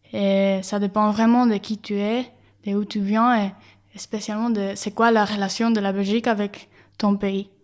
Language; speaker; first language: French; non-native, learner; Spanish